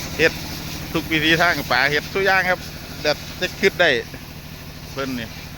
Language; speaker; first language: Thai; native; Thai